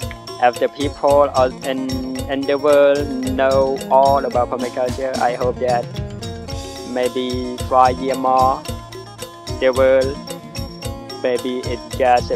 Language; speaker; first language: English; non-native, learner; Khmer